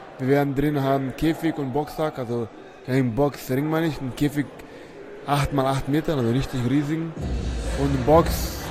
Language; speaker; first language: German; native; German